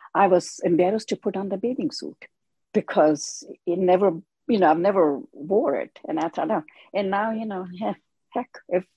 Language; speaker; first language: English; non-native, local second language; Hindi